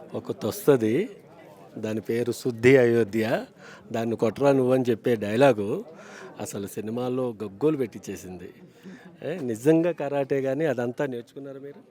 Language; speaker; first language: Telugu; native; Telugu